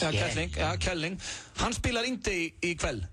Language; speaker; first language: Swedish; non-native, learner; Icelandic